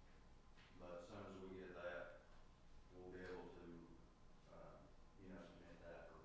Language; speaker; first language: English; native; English